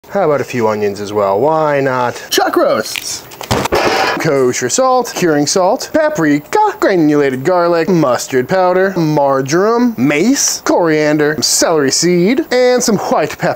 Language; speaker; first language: English; native; English